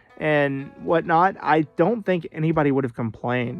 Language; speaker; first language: English; native; English